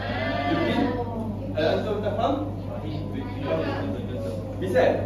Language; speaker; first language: Arabic; non-native, learner; Malay